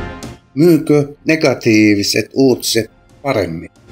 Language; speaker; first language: Finnish; non-native, fluent; Turkish